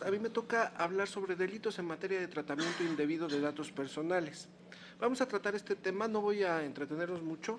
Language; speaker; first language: Spanish; native; Spanish